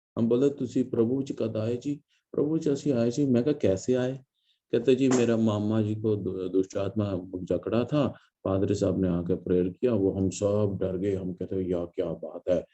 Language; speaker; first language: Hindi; non-native, local second language; Malayalam